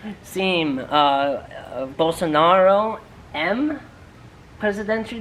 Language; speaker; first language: Portuguese; non-native, learner; English